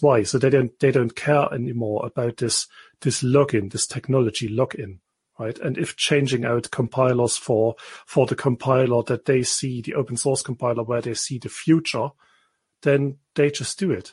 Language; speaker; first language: English; non-native, fluent; German